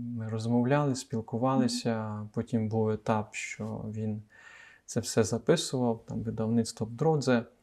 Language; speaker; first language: Ukrainian; native; Ukrainian